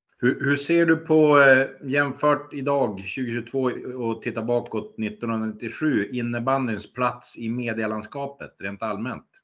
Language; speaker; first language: Swedish; native; Swedish